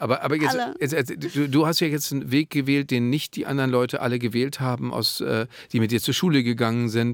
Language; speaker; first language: German; native; German